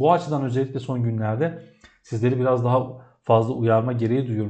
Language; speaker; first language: Turkish; native; Turkish